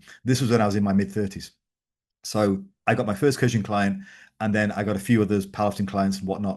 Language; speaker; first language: English; native; English